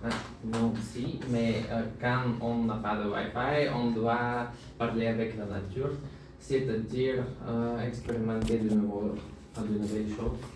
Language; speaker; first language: French; non-native, learner; Bulgarian